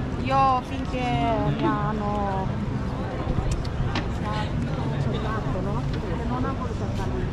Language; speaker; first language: Italian; non-native, learner; Filipino